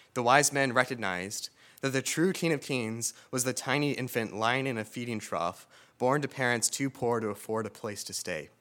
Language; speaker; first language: English; native; English